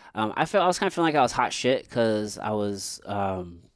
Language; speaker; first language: English; native; English